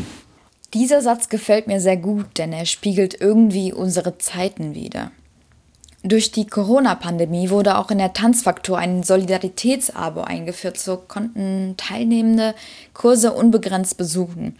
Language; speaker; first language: German; native; German